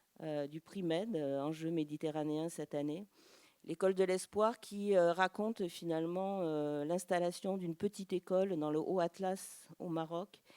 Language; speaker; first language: French; native; French